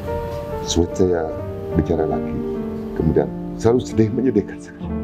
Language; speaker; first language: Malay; non-native, local second language; Balinese